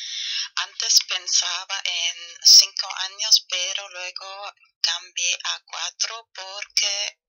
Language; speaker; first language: Spanish; non-native, fluent; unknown